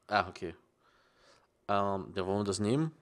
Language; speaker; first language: German; native; German